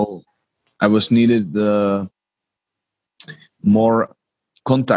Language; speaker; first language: English; non-native, learner; Czech